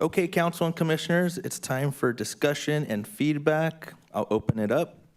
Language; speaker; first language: English; native; English